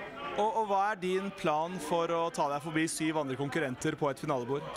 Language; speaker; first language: Norwegian; native; Norwegian